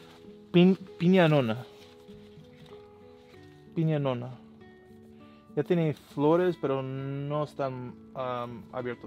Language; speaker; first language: Spanish; non-native, learner; English